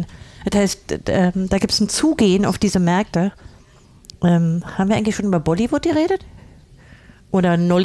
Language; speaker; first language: German; native; German